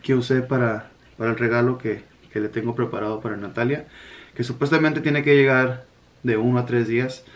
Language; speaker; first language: Spanish; early bilingual, heritage; Spanish